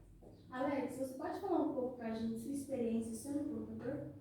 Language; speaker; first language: Portuguese; native; Portuguese